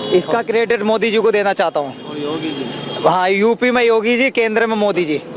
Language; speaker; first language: Hindi; native; Hindi